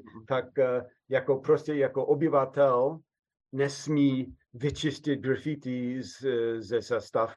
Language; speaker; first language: Czech; non-native, fluent; English